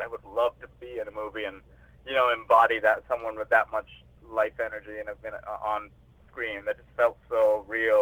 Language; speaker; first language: English; non-native, local second language; Hindi